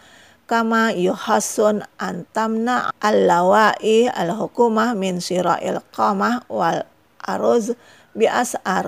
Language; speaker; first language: Arabic; non-native, fluent; Indonesian